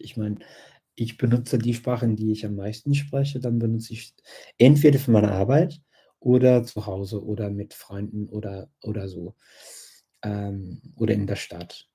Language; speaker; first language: German; non-native, fluent; English